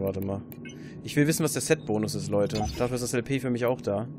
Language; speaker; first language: German; native; German